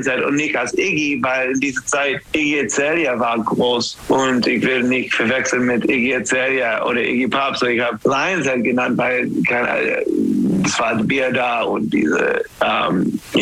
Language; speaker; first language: German; non-native, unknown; English